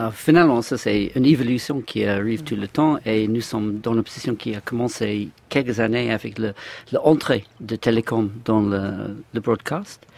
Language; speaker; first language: French; non-native, fluent; English